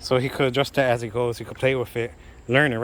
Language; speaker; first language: English; native; English